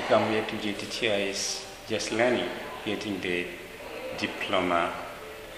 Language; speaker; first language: English; non-native, local second language; Swahili